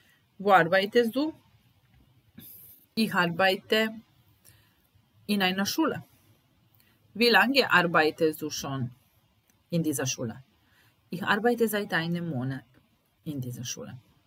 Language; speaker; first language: German; non-native, fluent; Italian